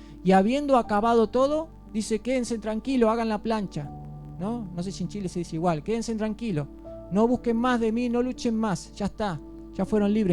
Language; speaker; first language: Spanish; native; Spanish